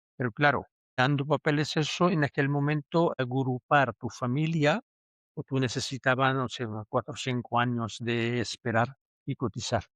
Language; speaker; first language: Spanish; non-native, fluent; Urdu